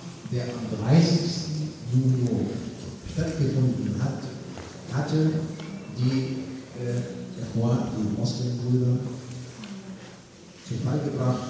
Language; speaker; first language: German; non-native, fluent; Arabic